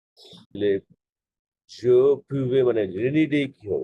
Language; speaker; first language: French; non-native, learner; Bangla